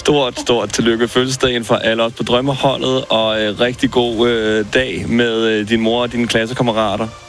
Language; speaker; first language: Danish; native; Danish